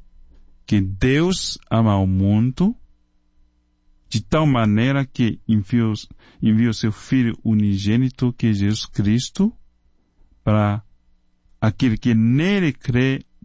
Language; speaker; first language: Portuguese; non-native, fluent; Chinese